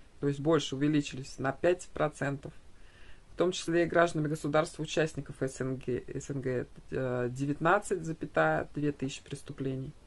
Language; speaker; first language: Russian; native; Russian